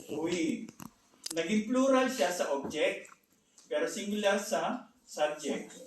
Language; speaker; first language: Filipino; native; Filipino